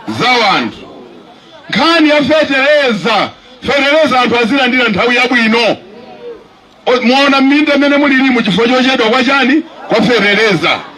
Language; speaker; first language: Nyanja; native; Nyanja